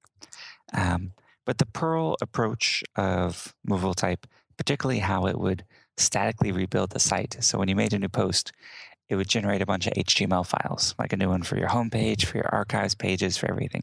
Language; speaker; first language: English; native; English